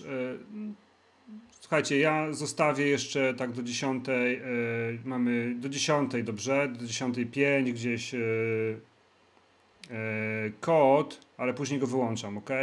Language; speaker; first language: Polish; native; Polish